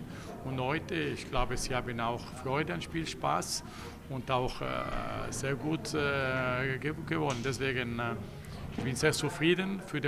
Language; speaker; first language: German; non-native, local second language; Italian